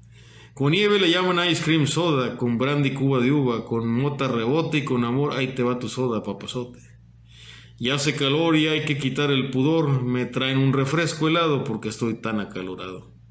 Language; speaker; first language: Spanish; native; Spanish